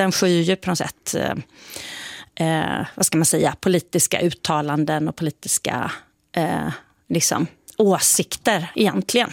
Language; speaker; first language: Swedish; native; Swedish